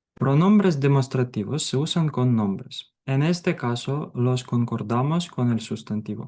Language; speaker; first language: Spanish; non-native, fluent; Ukrainian